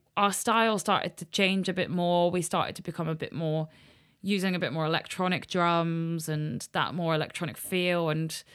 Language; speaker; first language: English; native; English